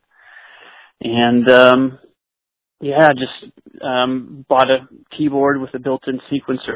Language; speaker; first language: English; native; English